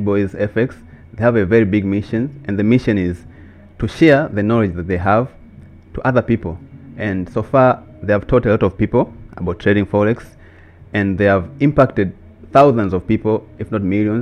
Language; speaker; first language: English; non-native, local second language; Swahili